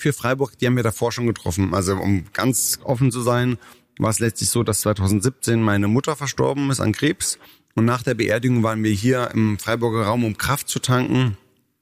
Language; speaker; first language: German; native; German